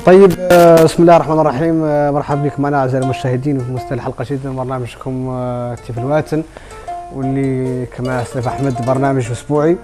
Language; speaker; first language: Arabic; native; Arabic